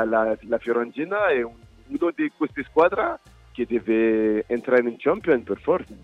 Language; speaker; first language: Italian; non-native, fluent; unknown